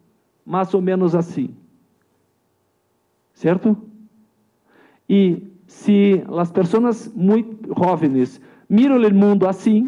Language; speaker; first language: Spanish; non-native, learner; Portuguese